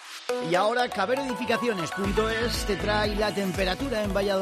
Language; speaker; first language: Spanish; native; Spanish